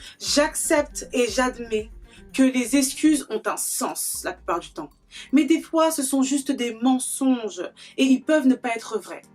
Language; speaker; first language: French; native; French